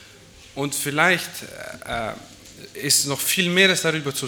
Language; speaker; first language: German; non-native, fluent; Dutch